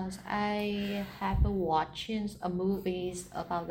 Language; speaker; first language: English; non-native, learner; Vietnamese